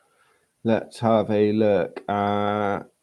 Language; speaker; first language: English; native; English